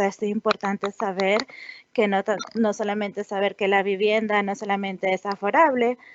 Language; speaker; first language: Spanish; non-native, fluent; English